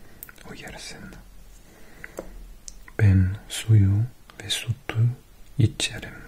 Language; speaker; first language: Turkish; non-native, learner; English